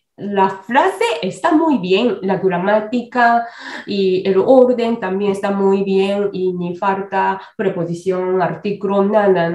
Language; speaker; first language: Spanish; non-native, fluent; Japanese